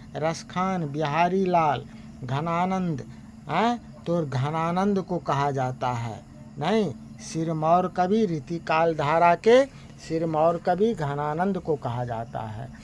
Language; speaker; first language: Hindi; native; Hindi